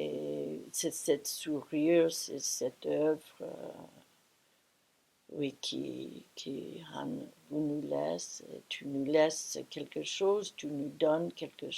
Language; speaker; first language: French; non-native, fluent; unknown